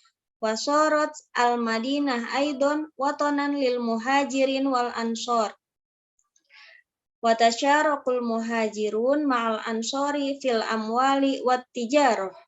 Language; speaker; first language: Arabic; non-native, learner; Indonesian